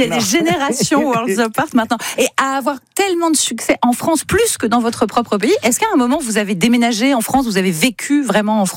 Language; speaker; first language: French; native; French